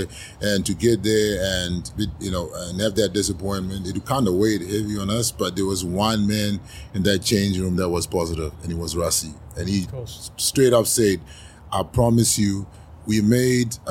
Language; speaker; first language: English; non-native, local second language; Shona